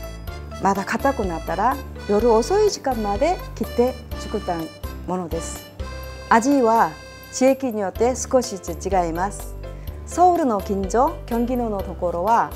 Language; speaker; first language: Japanese; non-native, fluent; Korean